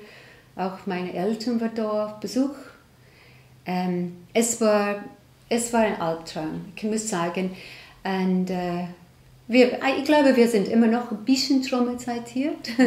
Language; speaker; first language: German; non-native, learner; English